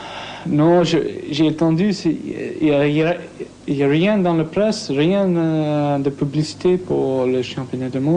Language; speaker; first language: French; non-native, learner; English